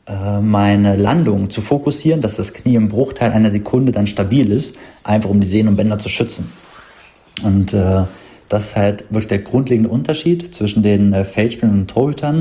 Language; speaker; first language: German; native; German